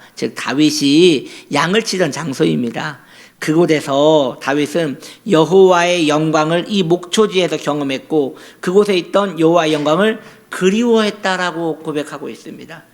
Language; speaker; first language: Korean; native; Korean